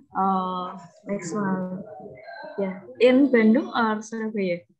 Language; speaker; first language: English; non-native, learner; Indonesian